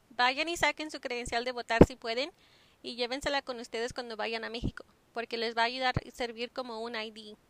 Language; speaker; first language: Spanish; early bilingual, heritage; Spanish